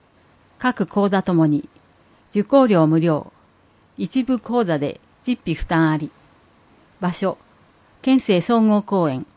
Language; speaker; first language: Japanese; native; Japanese